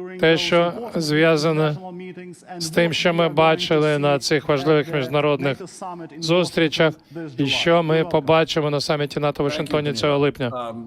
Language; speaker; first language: Ukrainian; non-native, fluent; English